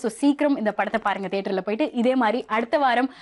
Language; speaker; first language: Tamil; native; Tamil